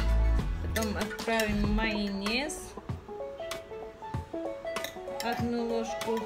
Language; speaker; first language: Russian; non-native, learner; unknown